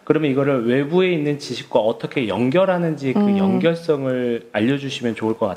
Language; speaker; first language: Korean; native; Korean